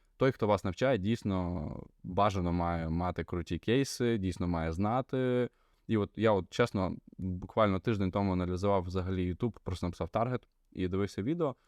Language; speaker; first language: Ukrainian; non-native, local second language; Russian